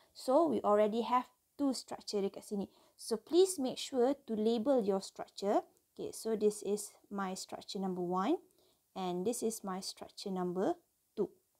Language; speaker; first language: English; non-native, local second language; Malay